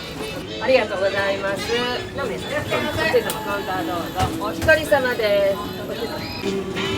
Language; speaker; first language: Japanese; native; Japanese